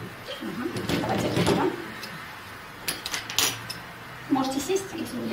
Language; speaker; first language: Russian; native; Russian